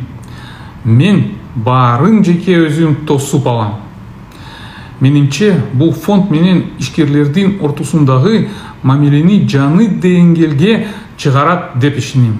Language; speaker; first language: Kyrgyz; non-native, local second language; Russian